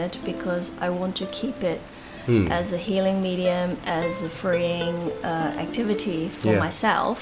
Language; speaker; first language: English; native; English